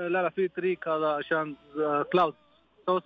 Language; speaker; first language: Arabic; non-native, learner; Urdu